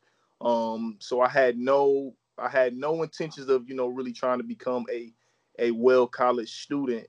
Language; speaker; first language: English; native; English